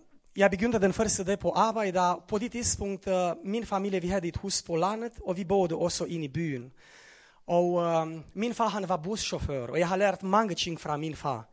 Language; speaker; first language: Norwegian; non-native, fluent; Romanian